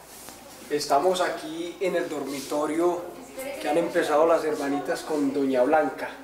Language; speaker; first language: Spanish; native; Spanish